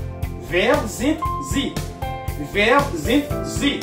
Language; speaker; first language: German; non-native, learner; French